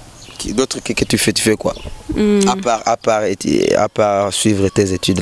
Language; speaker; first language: French; non-native, local second language; Rundi